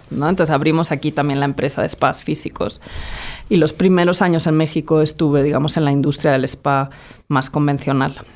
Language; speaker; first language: Spanish; early bilingual, other home language; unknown